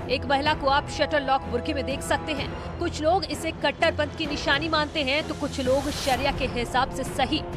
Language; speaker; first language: Hindi; native; Hindi